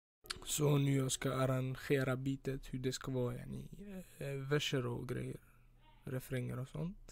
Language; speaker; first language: Swedish; early bilingual, other home language; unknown